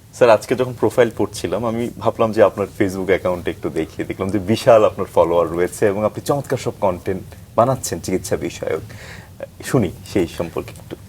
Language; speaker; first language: Bangla; native; Bangla